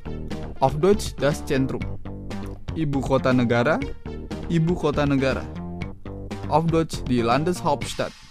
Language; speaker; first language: German; non-native, fluent; Indonesian